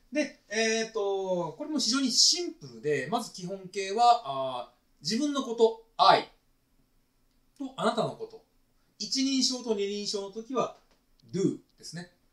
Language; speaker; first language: Japanese; native; Japanese